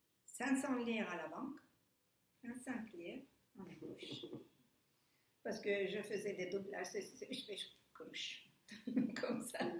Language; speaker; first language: French; non-native, fluent; Turkish